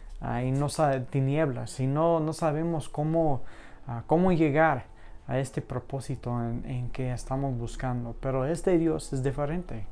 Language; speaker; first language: Spanish; non-native, fluent; English